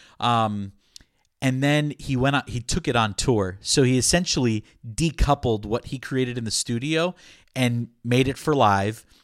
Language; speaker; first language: English; early bilingual, other home language; Spanish